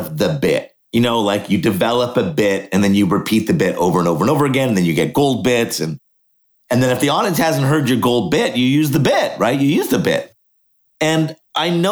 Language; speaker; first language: English; native; English